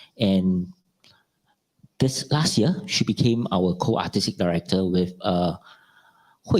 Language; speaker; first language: English; non-native, local second language; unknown